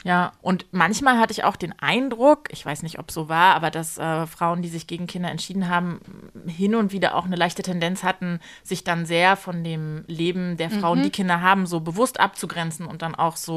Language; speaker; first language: German; native; German